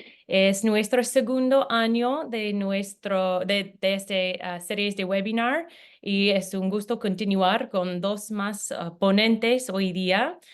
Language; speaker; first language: Spanish; non-native, fluent; English